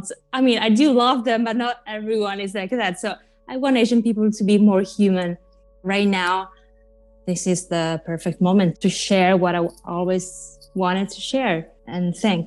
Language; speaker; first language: English; non-native, fluent; Italian